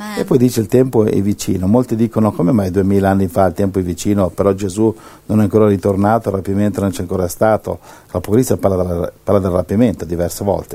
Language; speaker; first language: Italian; native; Italian